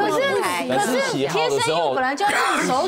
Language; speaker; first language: Chinese; native; Chinese